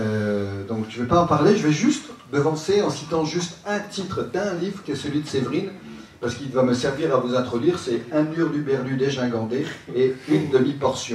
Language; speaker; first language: French; native; French